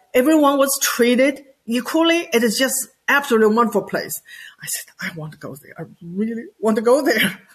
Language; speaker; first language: English; non-native, fluent; Chinese